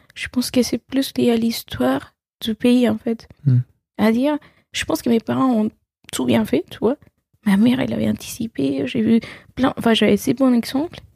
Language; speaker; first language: French; non-native, fluent; Spanish